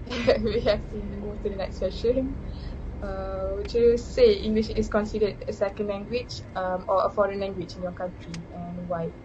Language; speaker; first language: English; non-native, local second language; Malay